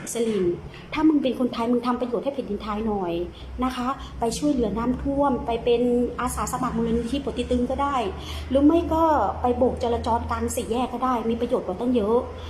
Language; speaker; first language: Thai; non-native, fluent; Burmese